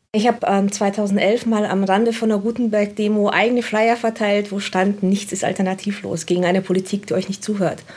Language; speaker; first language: German; non-native, fluent; Romanian